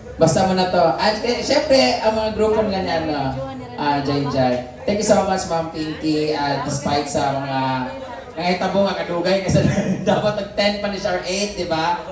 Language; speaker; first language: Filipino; non-native, local second language; Cebuano